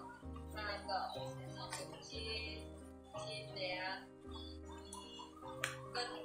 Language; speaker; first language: Chinese; non-native, learner; Vietnamese